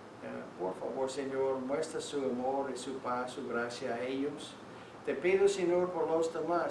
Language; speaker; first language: Spanish; non-native, fluent; English